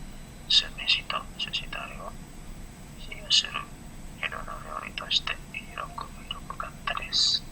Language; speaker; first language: Japanese; non-native, learner; Indonesian